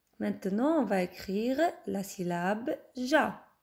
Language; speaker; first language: French; non-native, local second language; Arabic